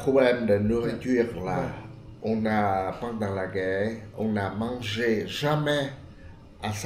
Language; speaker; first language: French; non-native, fluent; Vietnamese